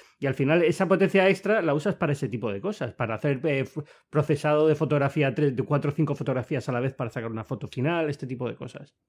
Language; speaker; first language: Spanish; native; Spanish